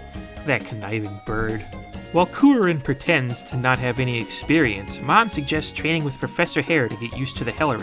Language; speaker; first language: English; native; English